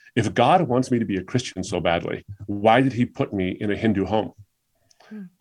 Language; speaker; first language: English; native; English